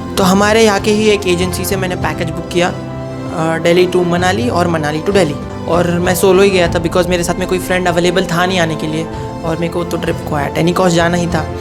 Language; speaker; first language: Hindi; non-native, local second language; Marathi